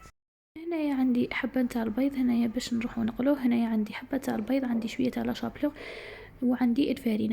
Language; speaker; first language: Arabic; native; Arabic